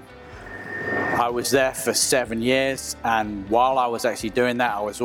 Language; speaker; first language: English; native; English